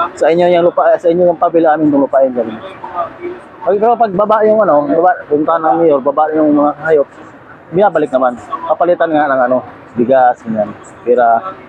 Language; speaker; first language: Filipino; non-native, local second language; Cebuano